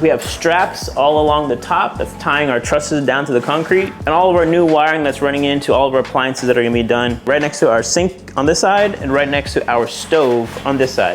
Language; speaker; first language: English; native; English